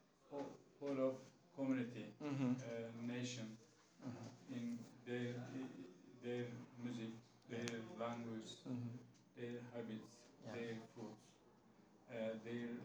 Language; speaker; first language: English; non-native, learner; Turkish